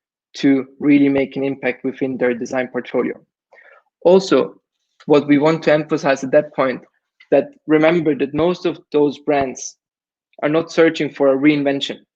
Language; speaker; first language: English; non-native, fluent; German